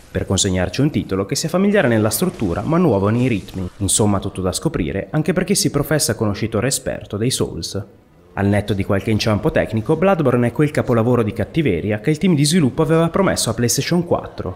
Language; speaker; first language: Italian; native; Italian